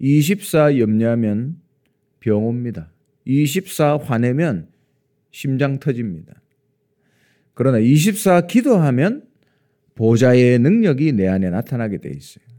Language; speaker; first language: Korean; native; Korean